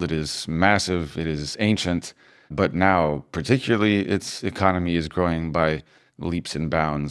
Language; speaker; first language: English; native; English